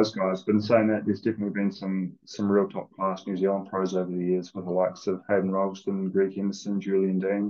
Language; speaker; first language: English; native; English